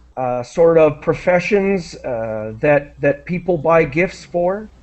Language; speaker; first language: English; native; English